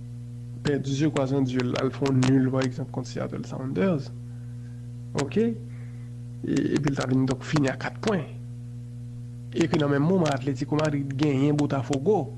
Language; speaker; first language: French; non-native, local second language; Haitian Creole